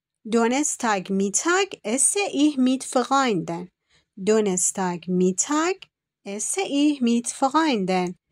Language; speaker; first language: German; non-native, fluent; Persian